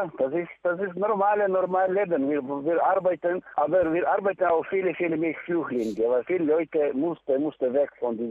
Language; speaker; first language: German; non-native, fluent; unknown